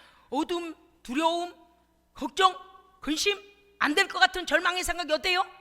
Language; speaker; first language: Korean; native; Korean